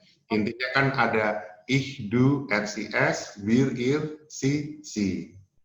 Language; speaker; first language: German; non-native, fluent; Indonesian